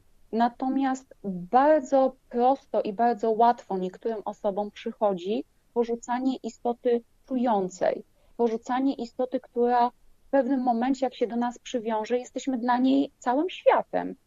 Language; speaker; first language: Polish; native; Polish